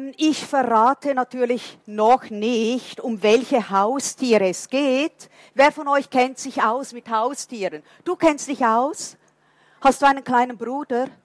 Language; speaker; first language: German; non-native, fluent; Portuguese